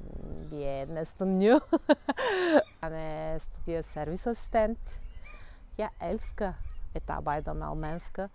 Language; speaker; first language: Danish; non-native, learner; Bulgarian